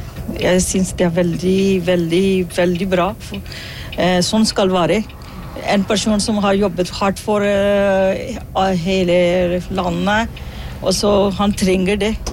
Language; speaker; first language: Norwegian; non-native, learner; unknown